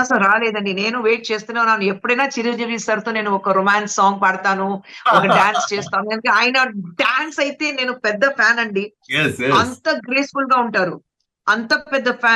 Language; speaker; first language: Telugu; non-native, fluent; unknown